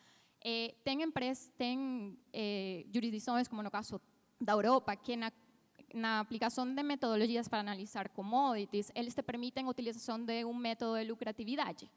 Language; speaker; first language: Portuguese; non-native, fluent; Spanish